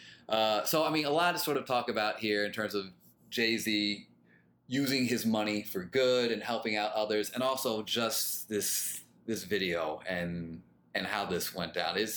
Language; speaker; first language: English; early bilingual, other home language; Spanish